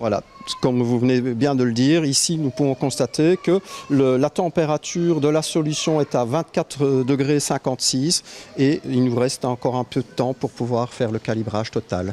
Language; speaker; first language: French; native; French